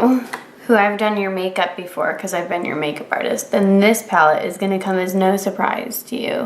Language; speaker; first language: English; native; English